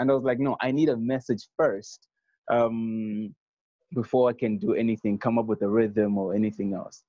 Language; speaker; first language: English; non-native, local second language; Nyanja